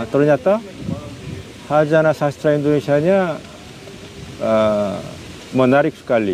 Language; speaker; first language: Indonesian; non-native, fluent; Korean